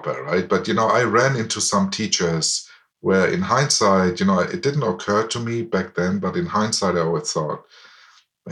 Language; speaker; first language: English; non-native, fluent; German